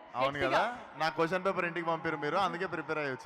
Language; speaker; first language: Telugu; native; Telugu